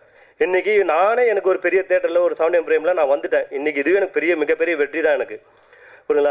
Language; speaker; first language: Tamil; native; Tamil